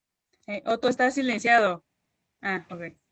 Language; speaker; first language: Spanish; native; Spanish